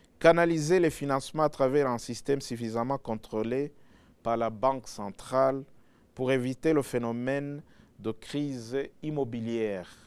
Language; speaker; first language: French; non-native, local second language; Rundi